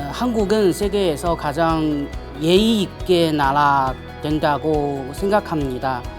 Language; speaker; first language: Korean; non-native, learner; Chinese